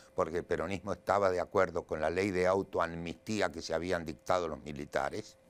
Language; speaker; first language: Spanish; native; Spanish